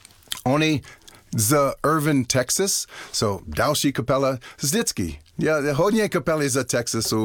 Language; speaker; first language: Czech; non-native, learner; English